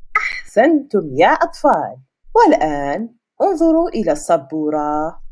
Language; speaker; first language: Arabic; non-native, fluent; French